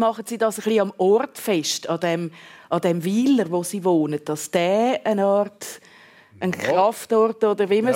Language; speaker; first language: German; native; German